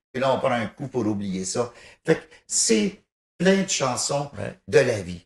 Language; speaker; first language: French; native; French